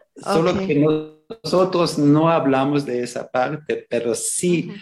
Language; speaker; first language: Spanish; non-native, fluent; German